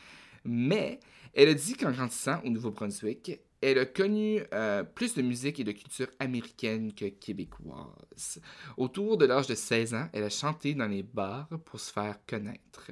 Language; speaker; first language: French; native; French